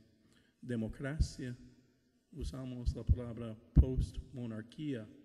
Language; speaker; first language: Spanish; non-native, fluent; English